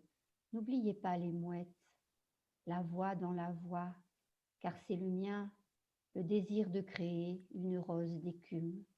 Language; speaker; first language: French; native; French